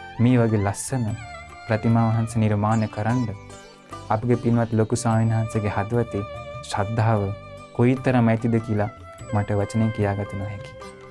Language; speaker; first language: Sinhala; non-native, fluent; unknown